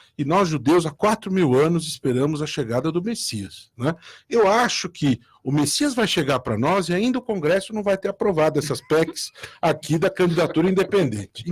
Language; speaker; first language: Portuguese; native; Portuguese